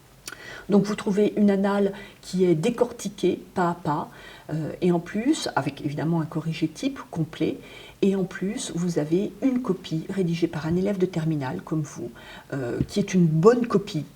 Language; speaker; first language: French; native; French